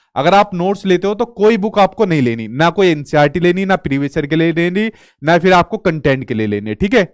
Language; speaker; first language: Hindi; native; Hindi